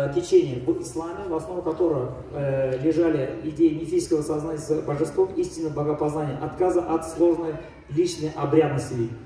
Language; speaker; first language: Russian; non-native, local second language; Kazakh